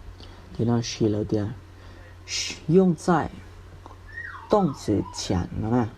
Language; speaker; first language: Chinese; non-native, fluent; Hmong